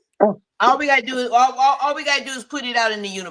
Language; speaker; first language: English; native; English